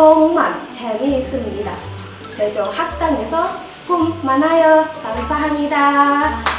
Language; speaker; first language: Korean; non-native, learner; Indonesian